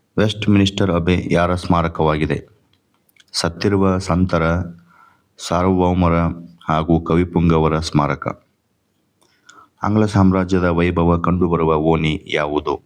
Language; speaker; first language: Kannada; native; Kannada